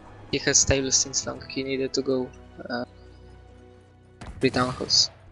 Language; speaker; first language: English; non-native, fluent; Polish